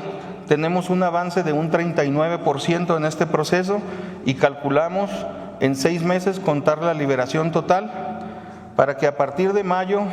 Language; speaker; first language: Spanish; native; Spanish